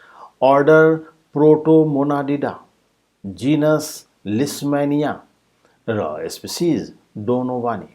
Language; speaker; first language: Nepali; native; Nepali